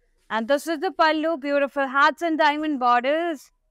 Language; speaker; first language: English; non-native, local second language; Telugu